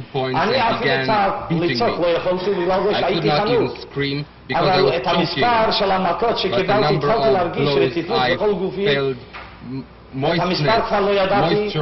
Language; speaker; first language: Hebrew; non-native, fluent; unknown